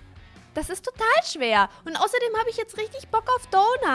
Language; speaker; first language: German; native; German